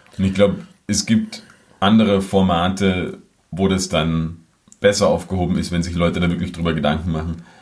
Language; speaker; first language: German; native; German